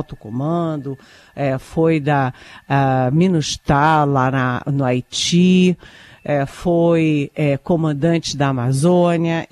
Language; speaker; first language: Portuguese; native; Portuguese